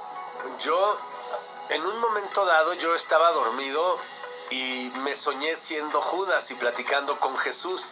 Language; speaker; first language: Spanish; native; Spanish